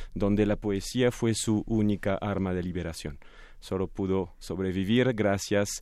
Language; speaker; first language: Spanish; non-native, fluent; French